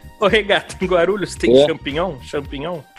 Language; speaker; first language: Portuguese; native; Portuguese